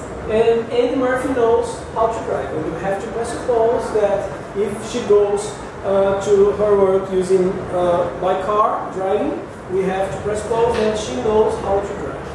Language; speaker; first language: English; non-native, fluent; Portuguese